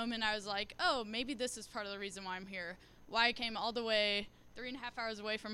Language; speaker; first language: English; native; English